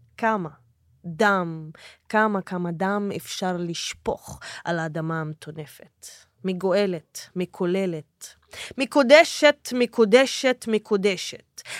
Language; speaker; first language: Hebrew; non-native, local second language; Arabic